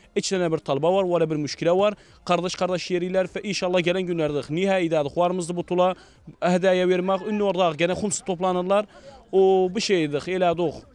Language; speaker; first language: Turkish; native; Turkish